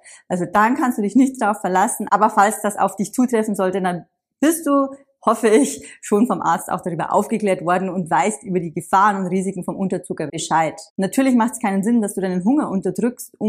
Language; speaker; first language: German; native; German